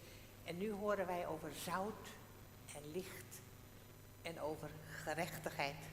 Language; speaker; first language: Dutch; non-native, local second language; Western Frisian